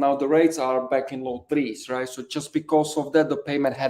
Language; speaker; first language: English; native; English